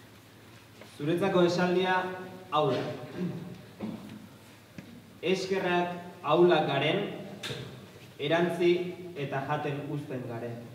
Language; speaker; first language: Basque; native; Basque